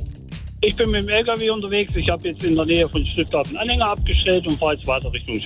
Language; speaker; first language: German; native; German